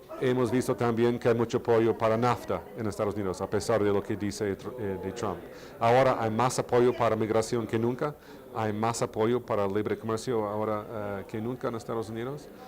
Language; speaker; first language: Spanish; non-native, fluent; English